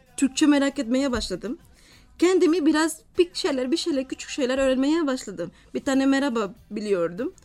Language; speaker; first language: Turkish; non-native, fluent; Spanish